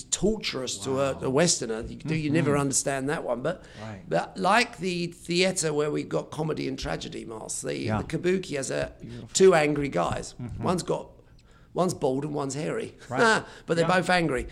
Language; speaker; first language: English; native; English